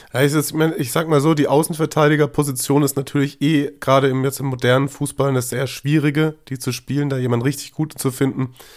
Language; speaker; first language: German; native; German